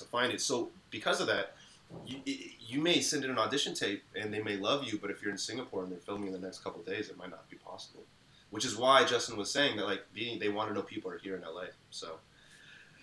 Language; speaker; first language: English; native; English